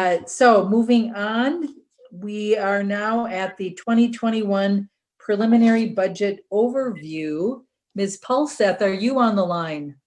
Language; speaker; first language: English; native; English